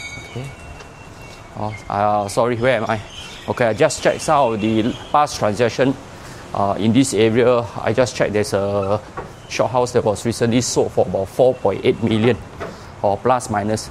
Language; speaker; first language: English; non-native, local second language; Chinese